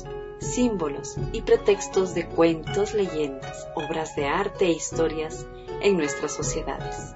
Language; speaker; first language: Spanish; native; Spanish